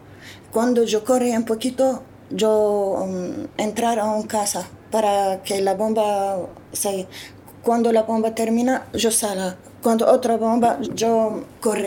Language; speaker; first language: Spanish; non-native, learner; Arabic